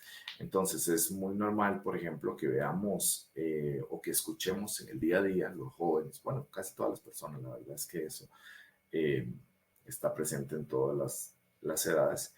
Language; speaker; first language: Spanish; native; Spanish